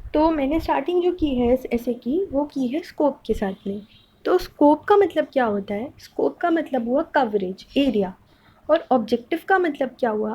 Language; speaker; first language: Hindi; native; Hindi